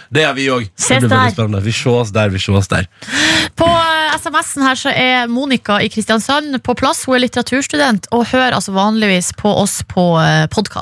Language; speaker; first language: Norwegian; native; Norwegian